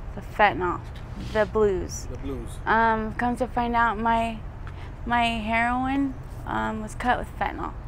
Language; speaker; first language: English; native; English